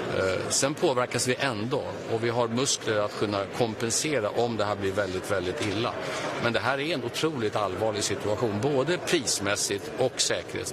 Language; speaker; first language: Swedish; native; Swedish